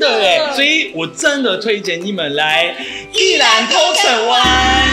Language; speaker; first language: Chinese; non-native, fluent; French